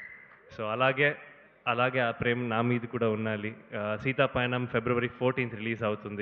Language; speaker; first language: Telugu; non-native, learner; Kannada